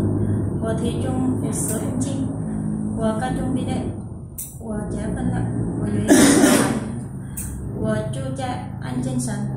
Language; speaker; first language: Chinese; non-native, learner; Vietnamese